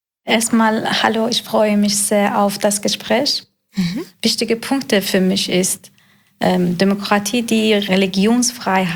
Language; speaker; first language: German; non-native, learner; Persian